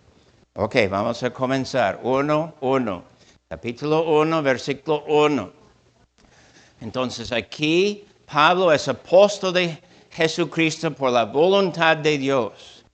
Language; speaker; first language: Spanish; non-native, fluent; English